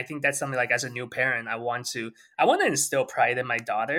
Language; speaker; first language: English; early bilingual, other home language; Chinese